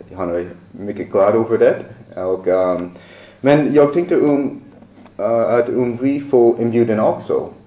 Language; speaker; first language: Swedish; non-native, learner; English